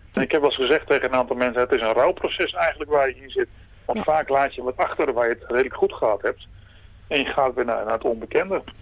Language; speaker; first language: Dutch; native; Dutch